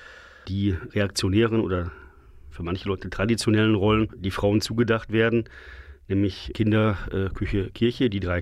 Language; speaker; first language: German; native; German